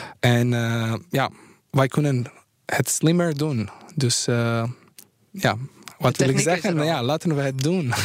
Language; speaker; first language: Dutch; non-native, fluent; Bosnian